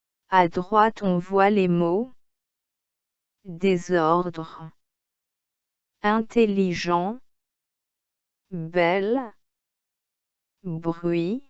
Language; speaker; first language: French; non-native, local second language; Arabic